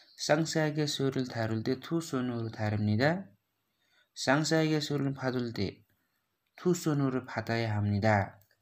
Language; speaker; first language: Korean; non-native, learner; Nepali